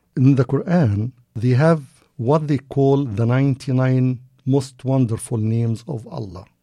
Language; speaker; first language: English; non-native, fluent; Arabic